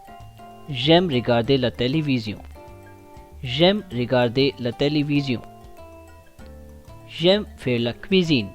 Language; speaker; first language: French; non-native, fluent; Hindi